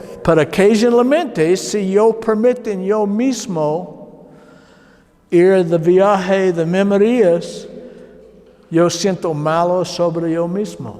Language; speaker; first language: Spanish; non-native, learner; English